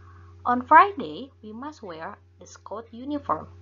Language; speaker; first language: English; non-native, fluent; Indonesian